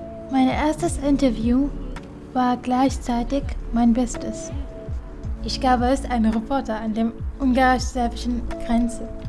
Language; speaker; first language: German; non-native, fluent; Kurdish